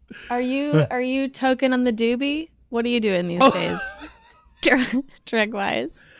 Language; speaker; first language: English; native; English